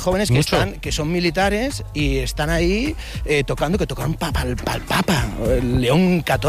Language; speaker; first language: Spanish; native; Spanish